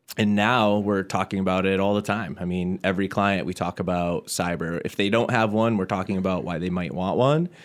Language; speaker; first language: English; native; English